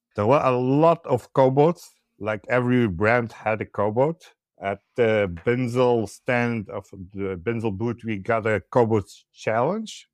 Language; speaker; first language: English; non-native, learner; Dutch